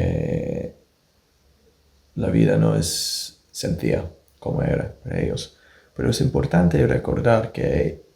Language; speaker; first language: Spanish; non-native, fluent; English